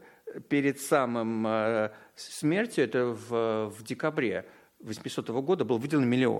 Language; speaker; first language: Russian; native; Russian